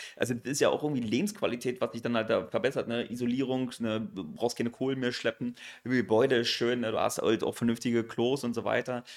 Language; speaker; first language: German; native; German